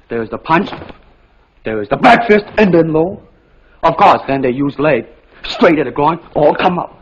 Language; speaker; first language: English; non-native, local second language; Cantonese